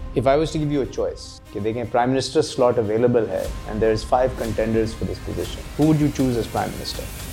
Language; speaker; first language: English; non-native, local second language; Urdu